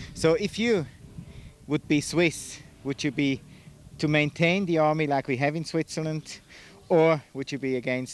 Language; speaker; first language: English; non-native, fluent; French